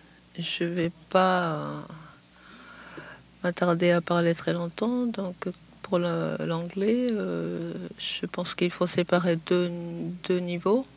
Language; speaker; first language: French; non-native, fluent; Japanese